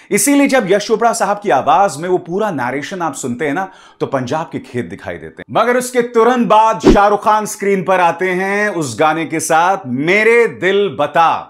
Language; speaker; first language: Hindi; native; Hindi